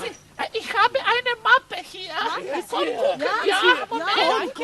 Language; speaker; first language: German; non-native, learner; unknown